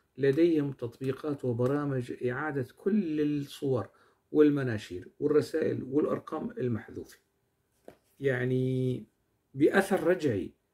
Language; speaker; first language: Arabic; non-native, local second language; Kurdish